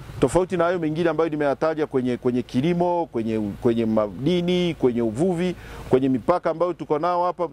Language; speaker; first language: Swahili; native; Swahili